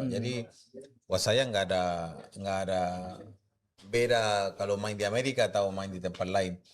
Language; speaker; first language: Indonesian; non-native, fluent; Spanish